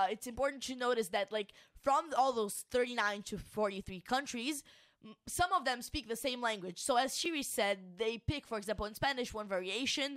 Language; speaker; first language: English; non-native, fluent; Portuguese